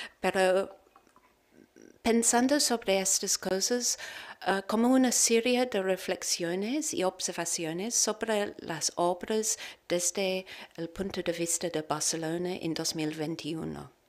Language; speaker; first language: Spanish; non-native, learner; English